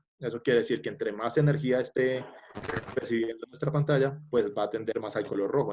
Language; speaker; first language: Spanish; native; Spanish